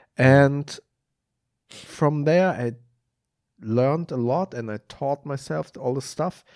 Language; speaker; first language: English; non-native, fluent; German